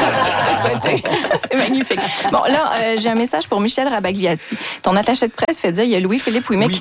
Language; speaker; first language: French; native; French